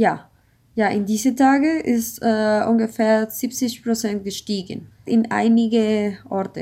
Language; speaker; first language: German; non-native, learner; Spanish